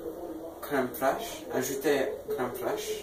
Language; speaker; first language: French; non-native, learner; English